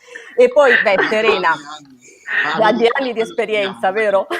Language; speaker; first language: Italian; native; Italian